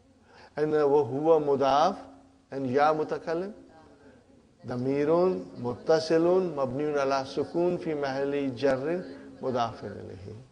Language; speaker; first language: Arabic; non-native, learner; Urdu